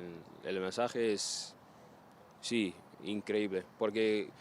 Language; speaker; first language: Spanish; non-native, learner; English